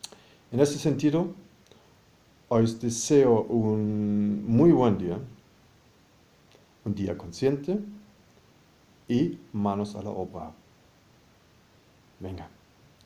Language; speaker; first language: Spanish; non-native, fluent; German